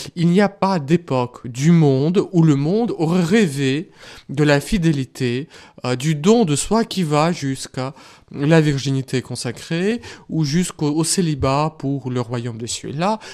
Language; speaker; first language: French; non-native, fluent; Russian